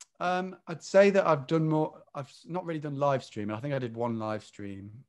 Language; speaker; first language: English; native; English